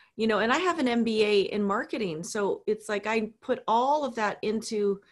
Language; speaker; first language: English; native; English